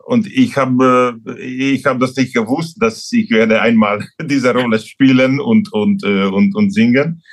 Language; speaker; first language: German; non-native, learner; Hungarian